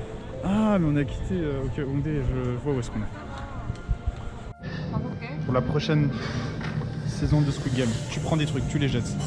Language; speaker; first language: French; native; French